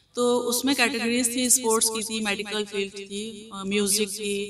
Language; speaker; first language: Hindi; native; Hindi